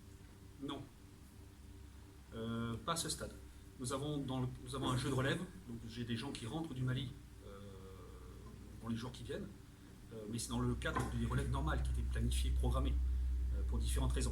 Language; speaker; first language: French; native; French